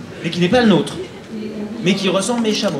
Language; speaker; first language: French; native; French